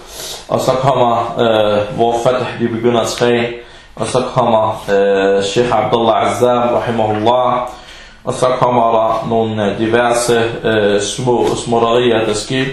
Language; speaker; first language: Danish; early bilingual, other home language; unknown